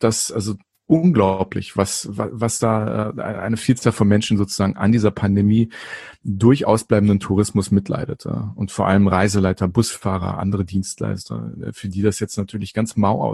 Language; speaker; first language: German; native; German